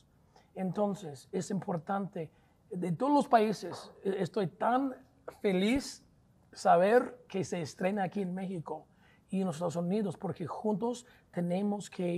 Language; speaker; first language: Spanish; non-native, fluent; English